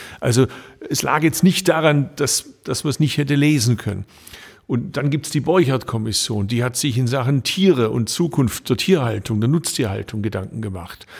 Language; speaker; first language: German; early bilingual, other home language; Turkish